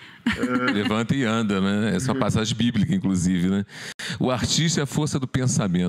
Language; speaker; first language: Portuguese; native; Portuguese